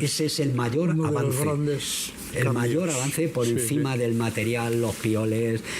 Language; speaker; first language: Spanish; native; Spanish